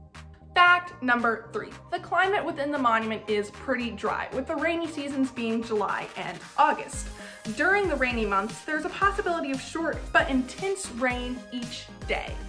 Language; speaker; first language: English; native; English